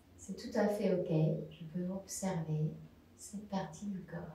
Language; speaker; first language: French; non-native, fluent; Spanish